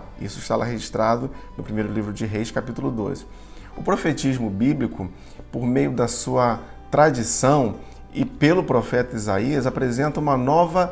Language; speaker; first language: Portuguese; native; Portuguese